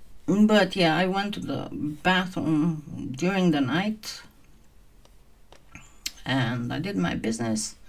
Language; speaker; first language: English; non-native, fluent; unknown